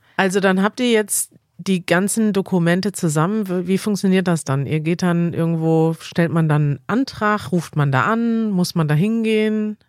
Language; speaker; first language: German; native; German